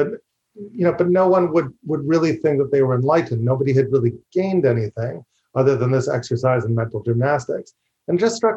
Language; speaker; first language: English; native; English